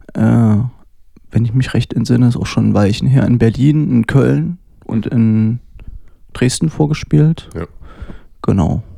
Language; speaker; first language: German; native; German